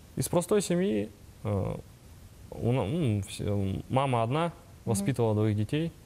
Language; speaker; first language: Russian; native; Russian